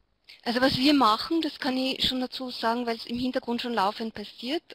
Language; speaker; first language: German; native; German